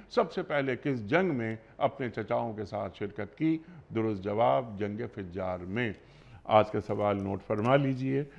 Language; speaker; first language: Urdu; native; Urdu